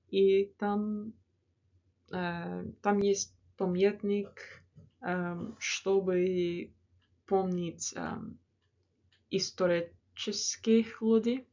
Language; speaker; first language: Russian; non-native, learner; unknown